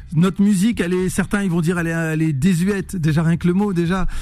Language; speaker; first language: French; native; French